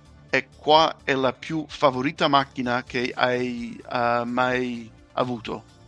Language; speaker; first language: Italian; early bilingual, heritage; Italian